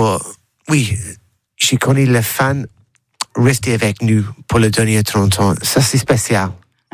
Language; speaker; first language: French; non-native, learner; English